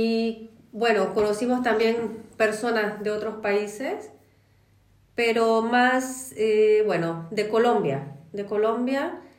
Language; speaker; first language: Spanish; non-native, fluent; Polish